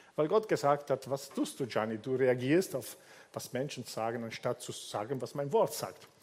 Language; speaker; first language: German; non-native, fluent; Italian